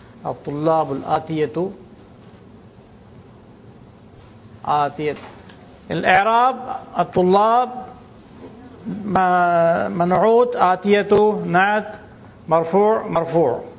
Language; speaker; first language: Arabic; non-native, fluent; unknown